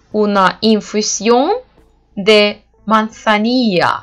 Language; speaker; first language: Spanish; non-native, learner; Turkish